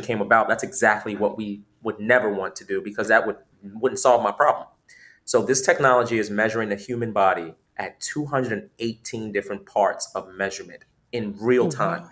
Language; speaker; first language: English; native; English